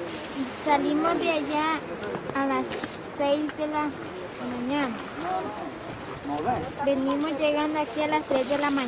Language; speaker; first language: Spanish; native; Spanish